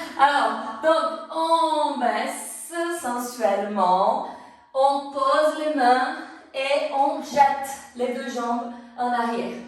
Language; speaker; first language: French; non-native, fluent; Portuguese